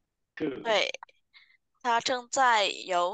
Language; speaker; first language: Chinese; non-native, fluent; Vietnamese